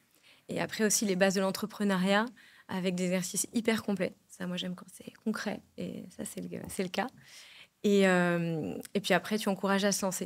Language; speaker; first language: French; native; French